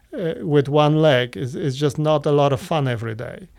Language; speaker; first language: English; non-native, fluent; Polish